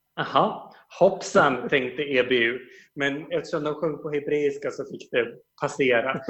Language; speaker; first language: Swedish; native; Swedish